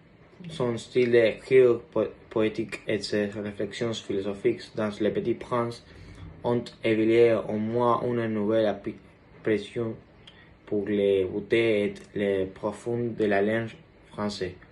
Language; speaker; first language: French; non-native, learner; Spanish